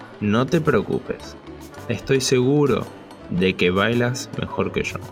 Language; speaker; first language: Spanish; early bilingual, heritage; Spanish